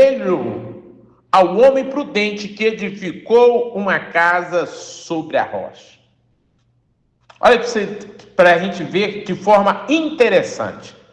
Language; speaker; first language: Portuguese; native; Portuguese